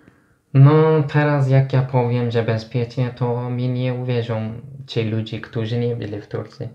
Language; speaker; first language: Polish; non-native, fluent; Turkish